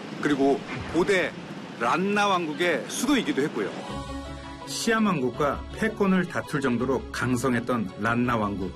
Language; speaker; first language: Korean; native; Korean